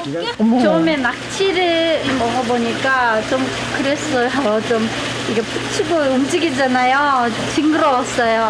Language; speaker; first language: Korean; non-native, learner; Kyrgyz